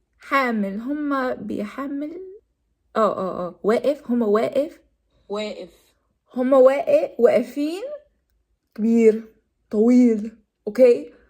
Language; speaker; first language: Arabic; non-native, learner; English